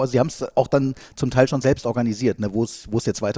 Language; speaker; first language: German; native; German